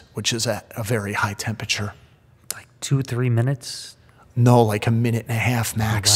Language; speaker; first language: English; native; English